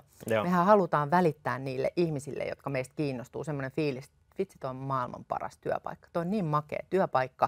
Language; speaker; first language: Finnish; native; Finnish